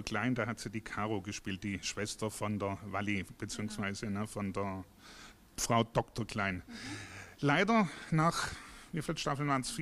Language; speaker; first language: German; native; German